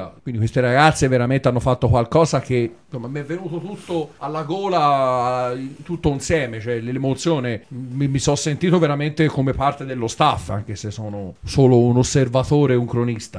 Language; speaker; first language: Italian; native; Italian